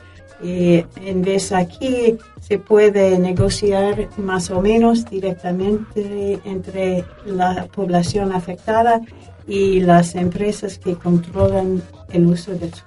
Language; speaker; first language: Spanish; non-native, fluent; English